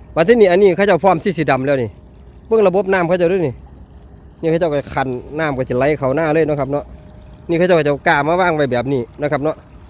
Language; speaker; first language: Thai; non-native, local second language; Northeastern Thai